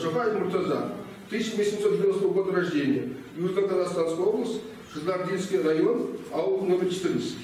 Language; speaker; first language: Russian; non-native, local second language; Kazakh